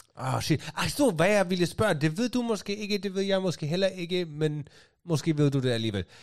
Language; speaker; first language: Danish; native; Danish